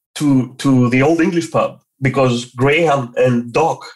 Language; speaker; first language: English; non-native, fluent; Greek